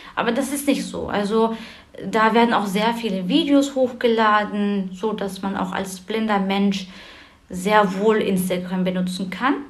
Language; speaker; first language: German; early bilingual, other home language; Turkish